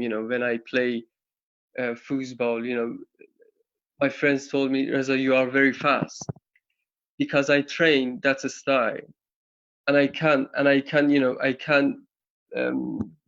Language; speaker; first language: English; non-native, learner; Persian